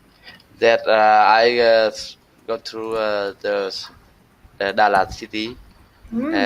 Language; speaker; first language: English; non-native, learner; Vietnamese